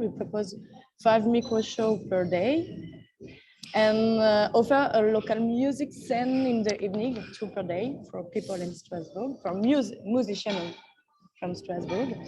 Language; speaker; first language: English; non-native, learner; French